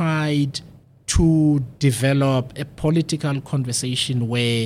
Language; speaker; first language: English; non-native, local second language; Xhosa